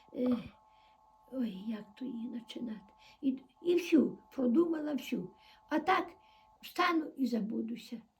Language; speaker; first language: Ukrainian; native; Ukrainian